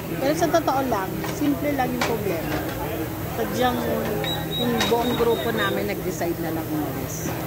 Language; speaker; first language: Filipino; native; Filipino